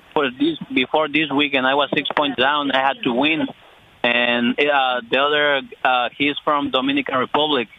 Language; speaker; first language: English; non-native, fluent; Spanish